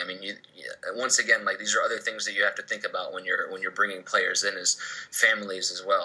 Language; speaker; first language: English; native; English